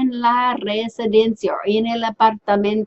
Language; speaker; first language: Spanish; non-native, fluent; English